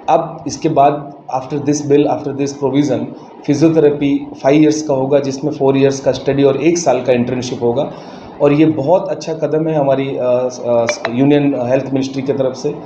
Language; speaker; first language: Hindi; non-native, local second language; Gujarati